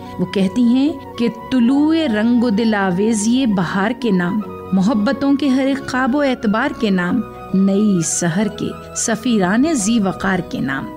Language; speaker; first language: Urdu; native; Urdu